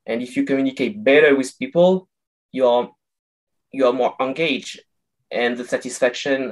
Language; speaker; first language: English; non-native, fluent; French